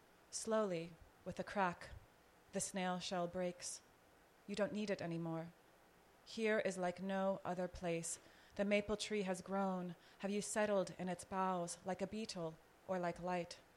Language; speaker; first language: English; native; English